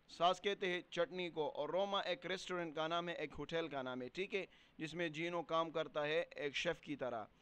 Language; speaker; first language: Urdu; non-native, local second language; Punjabi